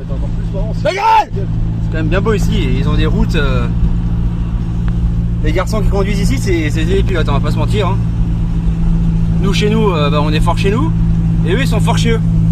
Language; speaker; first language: French; native; French